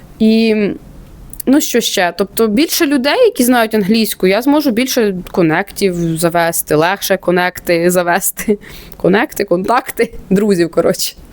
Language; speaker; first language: Ukrainian; non-native, local second language; Russian